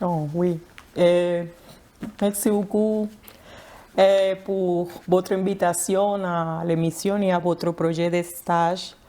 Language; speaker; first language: French; non-native, fluent; Spanish